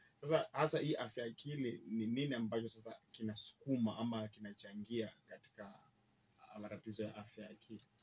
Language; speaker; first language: Swahili; non-native, local second language; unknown